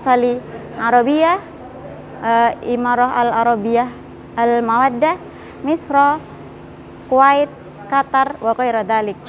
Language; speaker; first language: Arabic; non-native, learner; Indonesian